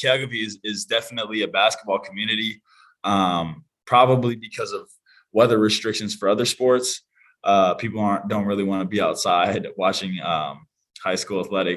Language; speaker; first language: English; native; English